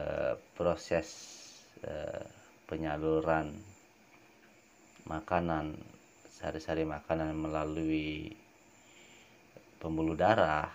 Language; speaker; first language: Indonesian; native; Indonesian